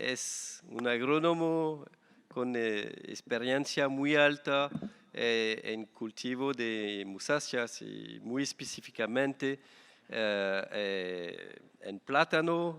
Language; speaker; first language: Spanish; non-native, fluent; French